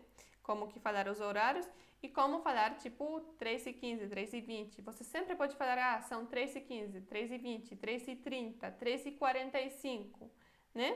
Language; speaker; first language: Portuguese; non-native, fluent; Polish